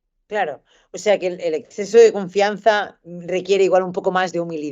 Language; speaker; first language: Spanish; native; Spanish